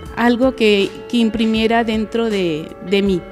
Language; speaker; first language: Spanish; native; Spanish